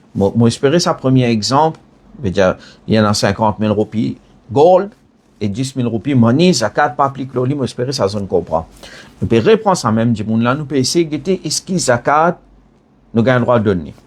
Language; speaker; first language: French; non-native, learner; Morisyen